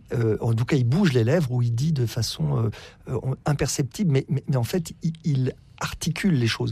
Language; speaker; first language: French; native; French